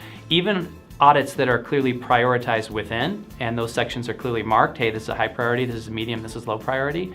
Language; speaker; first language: English; native; English